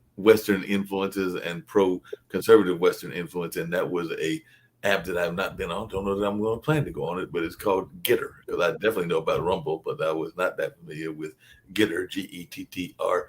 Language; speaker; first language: English; native; English